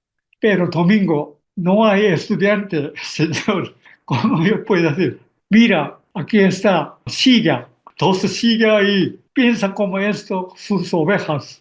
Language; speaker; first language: Spanish; non-native, learner; Korean